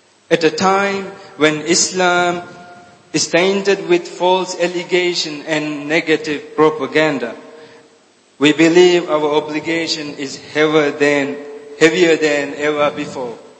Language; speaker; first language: English; non-native, local second language; Divehi